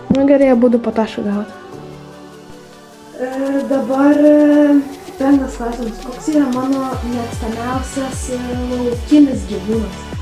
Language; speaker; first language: Lithuanian; early bilingual, heritage; Lithuanian